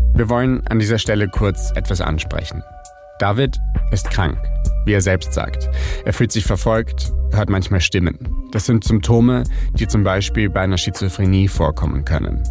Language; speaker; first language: German; native; German